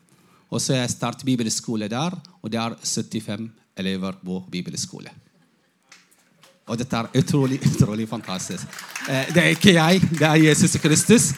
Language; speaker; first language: Norwegian; non-native, fluent; Arabic